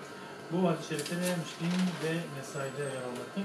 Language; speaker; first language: Turkish; native; Turkish